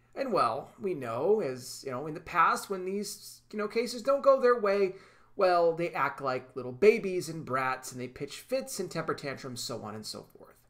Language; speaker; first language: English; native; English